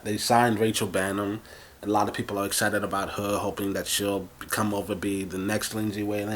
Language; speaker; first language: English; native; English